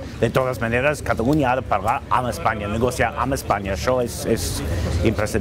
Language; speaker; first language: Catalan; non-native, fluent; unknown